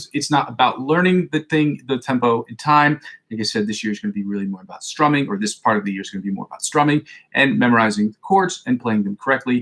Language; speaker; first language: English; native; English